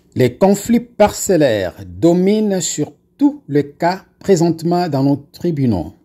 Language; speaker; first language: French; non-native, local second language; Lingala